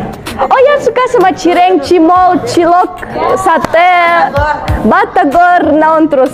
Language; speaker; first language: Indonesian; non-native, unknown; German